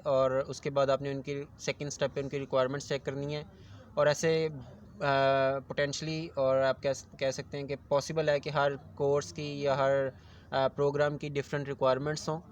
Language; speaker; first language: Urdu; native; Urdu